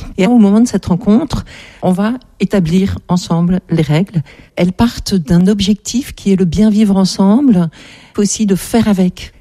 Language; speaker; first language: French; native; French